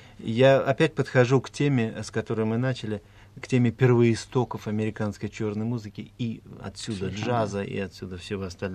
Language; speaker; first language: Russian; native; Russian